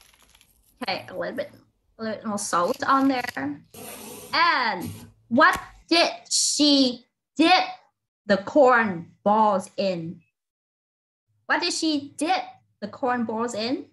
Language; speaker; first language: English; non-native, fluent; Vietnamese